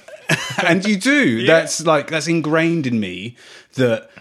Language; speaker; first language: English; native; English